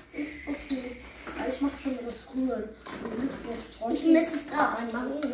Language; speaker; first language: German; early bilingual, other home language; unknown